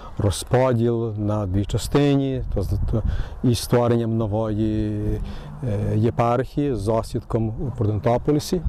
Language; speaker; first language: Ukrainian; early bilingual, heritage; Ukrainian